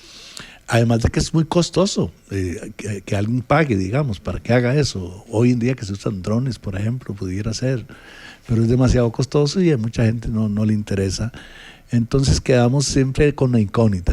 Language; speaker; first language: Spanish; native; Spanish